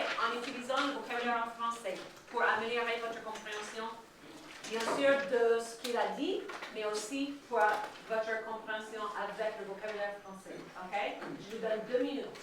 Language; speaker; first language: French; non-native, fluent; English